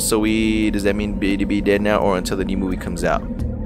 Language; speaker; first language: English; early bilingual, other home language; Spanish